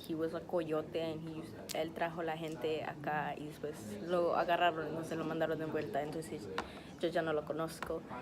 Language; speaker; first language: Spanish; early bilingual, heritage; Spanish